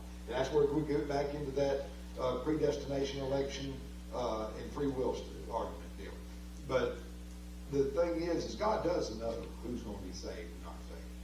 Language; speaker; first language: English; native; English